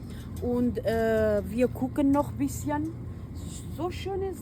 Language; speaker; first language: German; non-native, learner; Kurdish